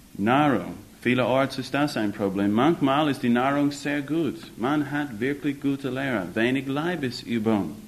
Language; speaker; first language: German; non-native, fluent; English